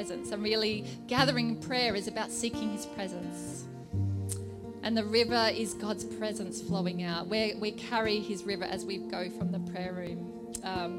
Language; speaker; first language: English; native; English